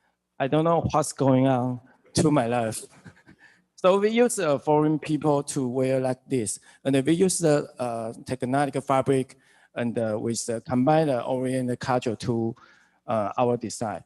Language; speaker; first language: English; non-native, learner; Chinese